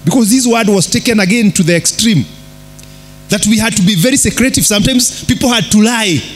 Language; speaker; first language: English; non-native, local second language; Kikuyu